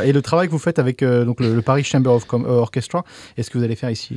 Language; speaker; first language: French; native; French